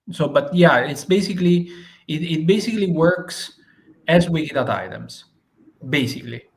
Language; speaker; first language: English; non-native, fluent; Italian